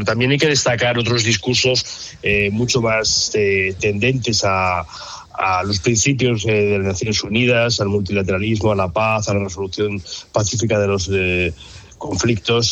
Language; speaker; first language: Spanish; native; Spanish